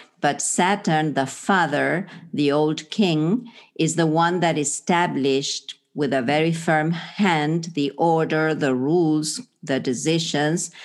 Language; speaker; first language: English; non-native, fluent; Spanish